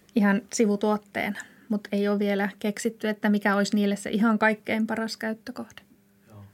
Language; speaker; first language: Finnish; native; Finnish